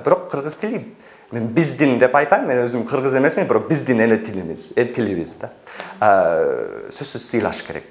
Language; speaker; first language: Kyrgyz; non-native, fluent; English